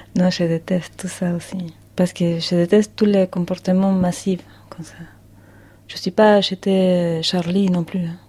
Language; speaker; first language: French; non-native, fluent; Spanish